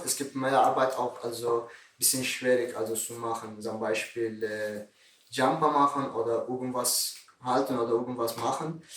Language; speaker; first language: German; non-native, learner; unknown